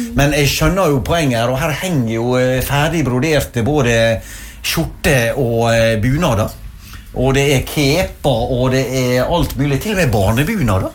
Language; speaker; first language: Norwegian; native; Norwegian